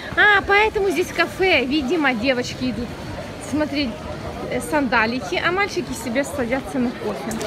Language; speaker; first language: Russian; non-native, local second language; Ukrainian